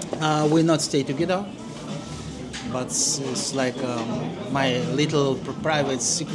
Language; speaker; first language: English; non-native, learner; Russian